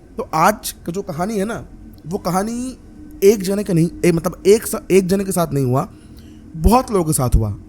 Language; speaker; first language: Hindi; non-native, local second language; Bangla